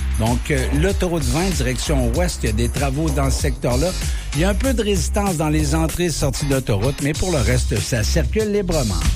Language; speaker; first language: French; native; French